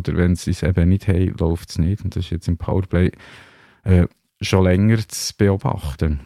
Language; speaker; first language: German; native; German